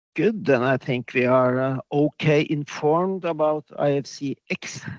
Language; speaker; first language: English; non-native, fluent; Norwegian